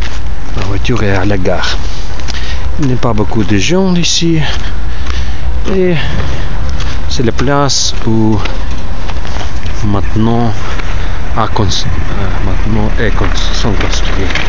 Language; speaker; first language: French; non-native, learner; Ukrainian